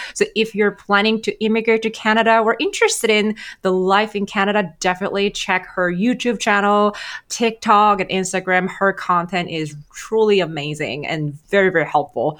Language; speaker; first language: English; non-native, fluent; Korean